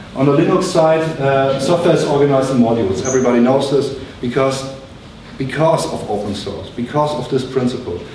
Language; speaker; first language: English; non-native, fluent; German